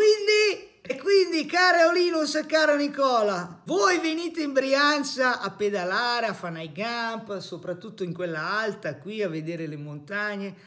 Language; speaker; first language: Italian; native; Italian